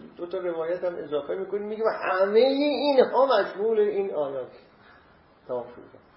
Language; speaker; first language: Persian; non-native, local second language; Azerbaijani